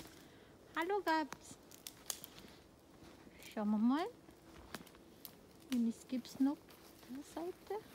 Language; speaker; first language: German; non-native, learner; Filipino